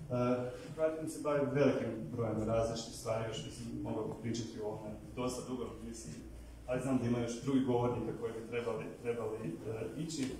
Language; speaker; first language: Croatian; native; Croatian